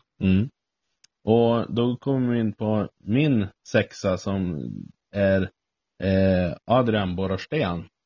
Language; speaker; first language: Swedish; native; Swedish